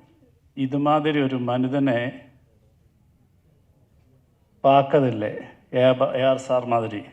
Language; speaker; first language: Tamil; non-native, learner; Malayalam